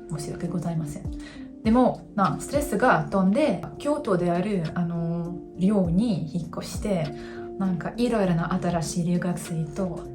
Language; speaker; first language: Japanese; non-native, fluent; Hungarian